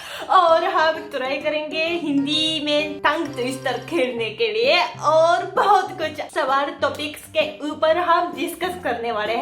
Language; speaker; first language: Hindi; non-native, fluent; Japanese